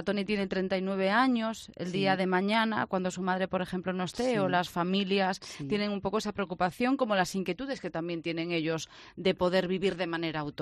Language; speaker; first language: Spanish; native; Spanish